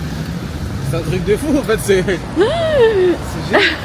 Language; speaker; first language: French; native; French